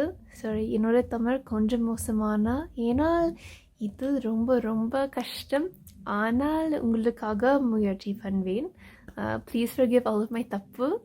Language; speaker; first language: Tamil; non-native, learner; English